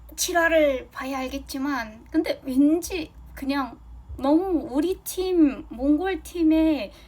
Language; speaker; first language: Korean; non-native, fluent; Mongolian